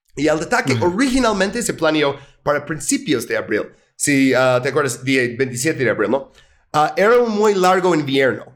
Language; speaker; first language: Spanish; non-native, fluent; English